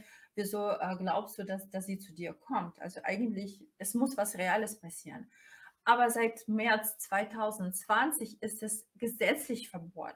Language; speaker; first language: German; non-native, fluent; Russian